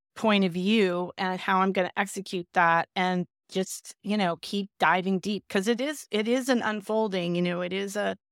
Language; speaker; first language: English; native; English